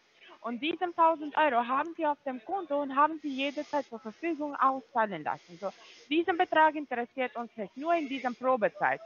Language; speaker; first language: German; non-native, fluent; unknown